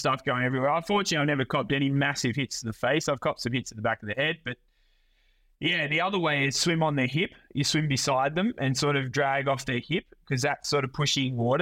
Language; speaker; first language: English; native; English